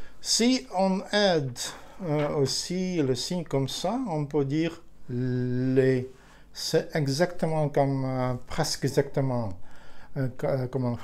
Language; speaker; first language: French; non-native, learner; Ukrainian